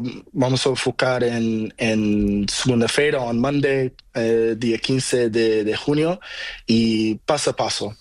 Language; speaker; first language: Spanish; non-native, learner; Portuguese